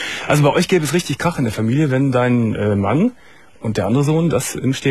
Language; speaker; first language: German; native; German